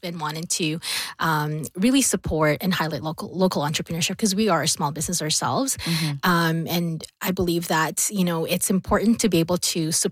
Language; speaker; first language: English; non-native, local second language; Bikol